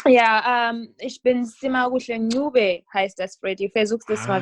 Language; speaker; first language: German; non-native, fluent; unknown